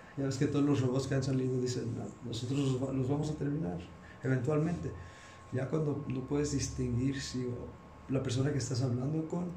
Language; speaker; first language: Spanish; early bilingual, heritage; Spanish